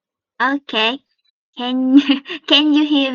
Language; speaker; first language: English; non-native, learner; Vietnamese